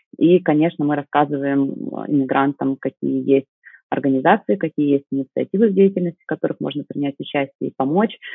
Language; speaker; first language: Russian; native; Russian